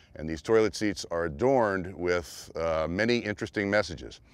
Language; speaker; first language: English; native; English